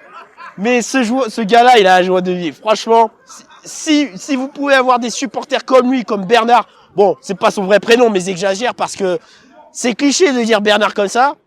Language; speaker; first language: French; native; French